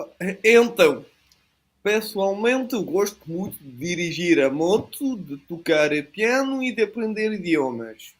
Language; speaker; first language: Portuguese; non-native, fluent; Italian